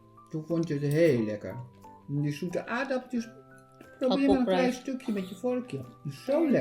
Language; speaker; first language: Dutch; native; Dutch